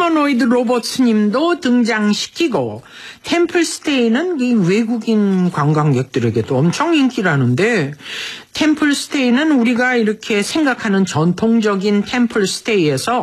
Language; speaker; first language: Korean; native; Korean